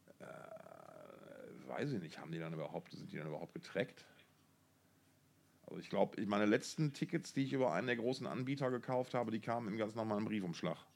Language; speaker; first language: German; native; German